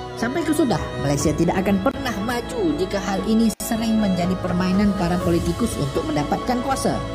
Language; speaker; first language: Malay; native; Malay